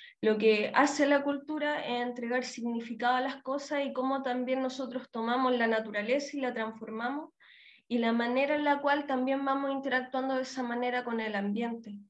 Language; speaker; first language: Spanish; native; Spanish